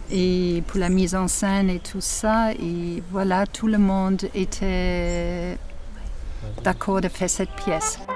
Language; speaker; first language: French; non-native, fluent; German